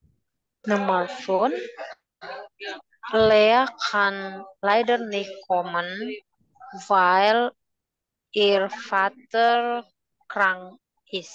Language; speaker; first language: German; non-native, learner; Indonesian